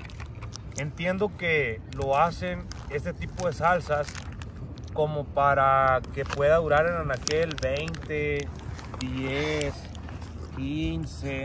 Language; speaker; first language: Spanish; native; Spanish